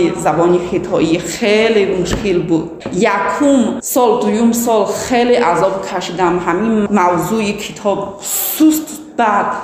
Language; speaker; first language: Persian; non-native, learner; Chinese